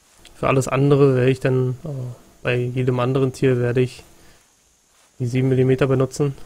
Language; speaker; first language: German; native; German